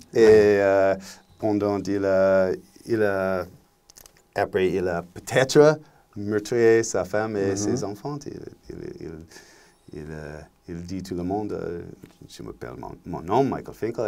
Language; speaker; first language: French; non-native, learner; English